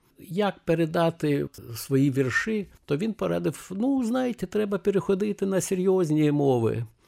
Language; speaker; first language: Ukrainian; non-native, fluent; Lithuanian